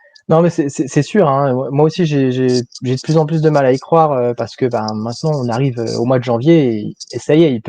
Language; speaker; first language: French; native; French